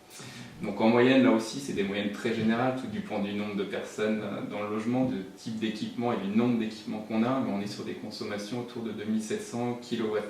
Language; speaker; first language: French; native; French